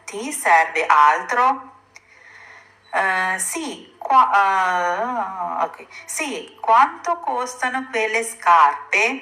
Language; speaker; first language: Italian; non-native, fluent; Sinhala